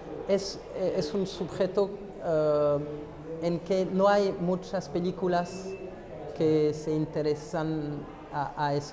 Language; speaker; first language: Spanish; non-native, fluent; French